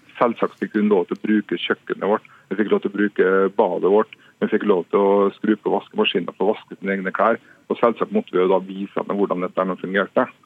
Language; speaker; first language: Norwegian; native; Norwegian